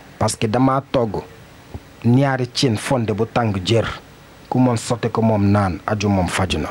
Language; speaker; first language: Wolof; non-native, learner; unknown